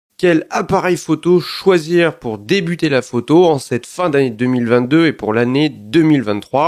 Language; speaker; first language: French; native; French